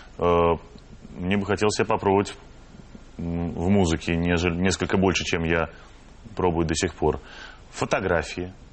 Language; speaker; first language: Russian; native; Russian